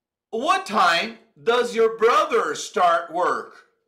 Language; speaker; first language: English; non-native, fluent; Portuguese